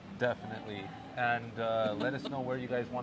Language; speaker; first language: English; native; English